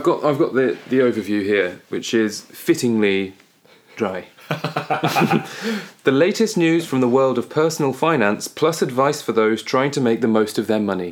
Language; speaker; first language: English; native; English